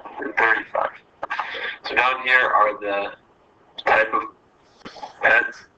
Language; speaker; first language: English; native; English